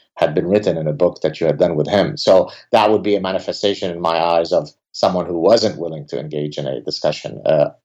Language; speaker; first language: English; early bilingual, other home language; Arabic